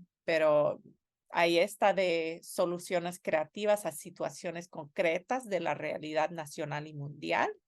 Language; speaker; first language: Spanish; non-native, fluent; English